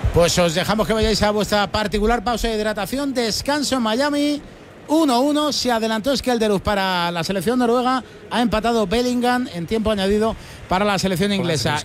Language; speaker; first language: Spanish; native; Spanish